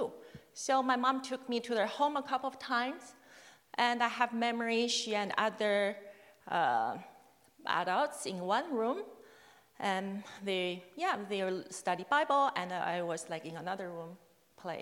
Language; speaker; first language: English; non-native, fluent; Chinese